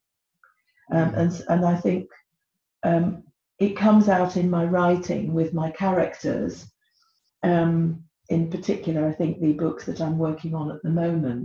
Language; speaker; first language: English; native; English